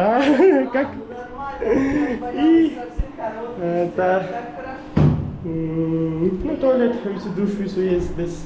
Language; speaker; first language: Russian; non-native, learner; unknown